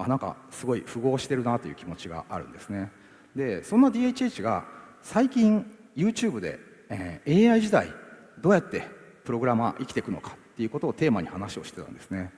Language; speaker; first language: Japanese; native; Japanese